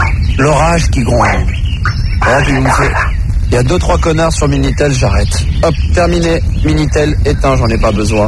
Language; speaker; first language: French; native; French